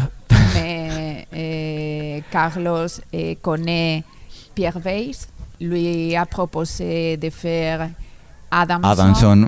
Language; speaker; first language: French; non-native, learner; Spanish